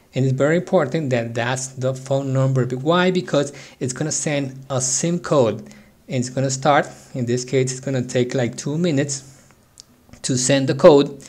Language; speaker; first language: English; non-native, fluent; Spanish